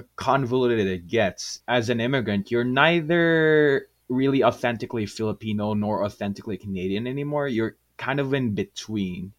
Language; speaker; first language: English; non-native, local second language; Filipino